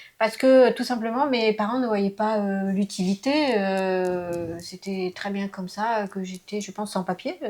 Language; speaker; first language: French; early bilingual, other home language; Lao